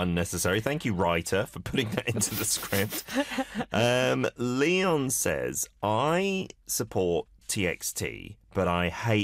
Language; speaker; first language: English; native; English